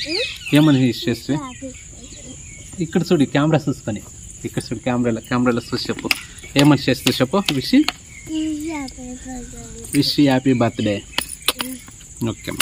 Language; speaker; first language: Telugu; native; Telugu